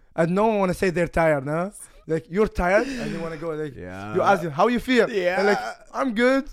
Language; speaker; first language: English; non-native, fluent; Arabic